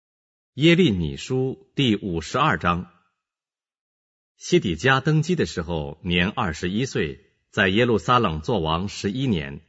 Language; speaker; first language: Chinese; native; Chinese